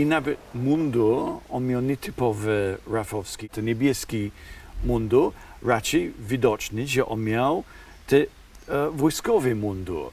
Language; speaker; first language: Polish; non-native, fluent; English